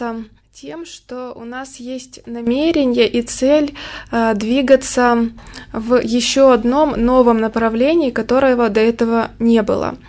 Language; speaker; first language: Russian; native; Russian